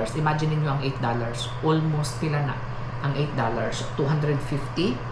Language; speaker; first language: Filipino; non-native, local second language; Cebuano